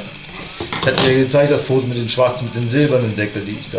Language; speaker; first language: German; native; German